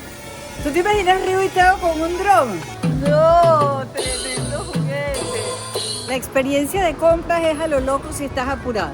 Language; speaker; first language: Spanish; native; Spanish